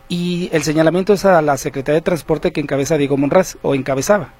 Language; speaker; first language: Spanish; native; Spanish